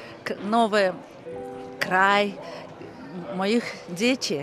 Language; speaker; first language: Polish; early bilingual, heritage; Russian